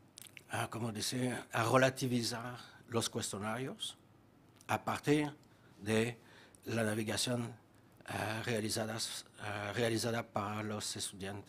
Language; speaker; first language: Spanish; non-native, fluent; French